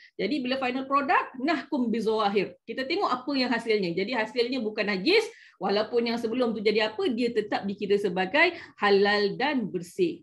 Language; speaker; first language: Malay; native; Malay